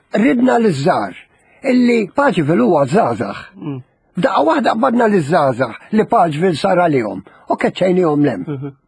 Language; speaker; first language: Maltese; native; Maltese